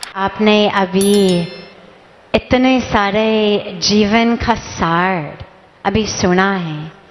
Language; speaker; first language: Hindi; non-native, fluent; English